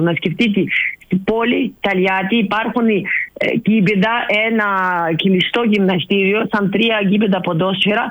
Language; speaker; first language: Greek; non-native, learner; Russian